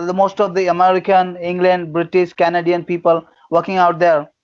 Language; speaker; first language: English; non-native, fluent; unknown